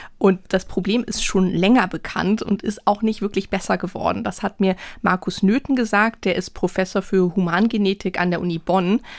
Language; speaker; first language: German; native; German